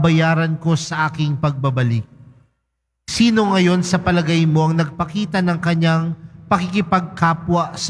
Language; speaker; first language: Filipino; native; Filipino